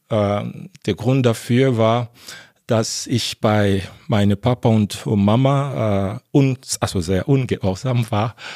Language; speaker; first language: German; non-native, fluent; Lingala